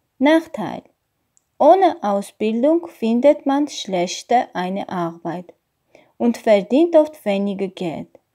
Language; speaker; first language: German; non-native, learner; Armenian